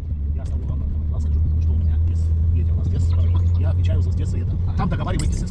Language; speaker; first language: Russian; non-native, learner; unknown